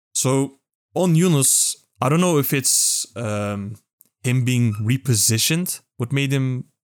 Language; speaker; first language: English; non-native, fluent; Dutch